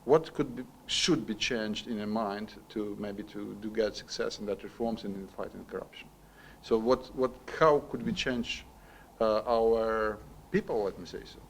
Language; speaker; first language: English; non-native, learner; Ukrainian